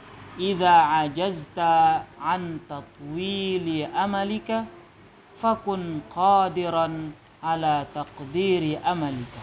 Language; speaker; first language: Arabic; non-native, fluent; Malay